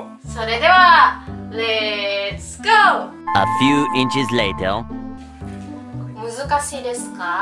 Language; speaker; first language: Japanese; non-native, fluent; Indonesian